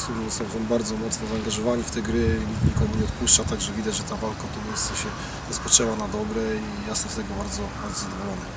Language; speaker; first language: Polish; native; Polish